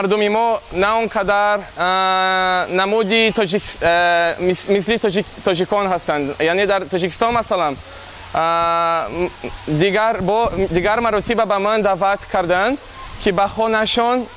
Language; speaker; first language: Persian; non-native, learner; Portuguese